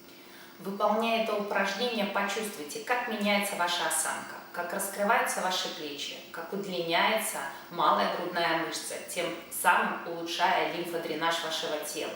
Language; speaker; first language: Russian; native; Russian